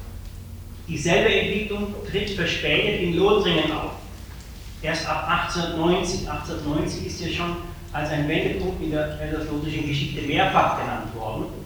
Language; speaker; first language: German; native; German